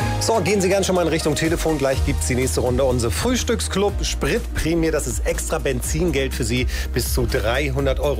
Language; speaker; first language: German; native; German